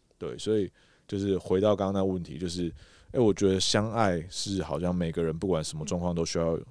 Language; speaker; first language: Chinese; native; Chinese